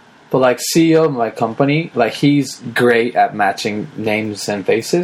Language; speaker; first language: English; early bilingual, other home language; Japanese